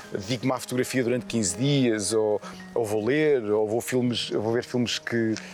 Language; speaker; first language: Portuguese; native; Portuguese